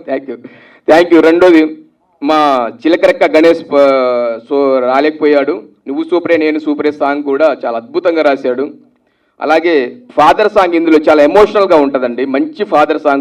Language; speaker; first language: Telugu; native; Telugu